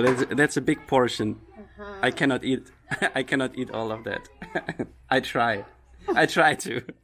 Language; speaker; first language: English; non-native, fluent; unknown